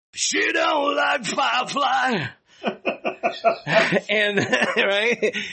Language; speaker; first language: English; native; English